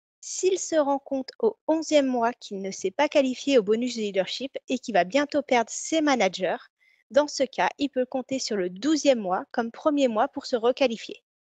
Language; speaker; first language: French; native; French